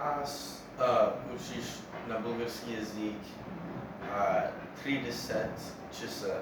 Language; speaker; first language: Bulgarian; non-native, learner; English